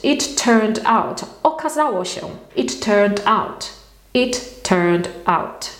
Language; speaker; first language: English; non-native, fluent; Polish